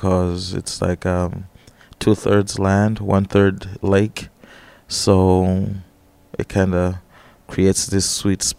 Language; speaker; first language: English; non-native, local second language; Nyanja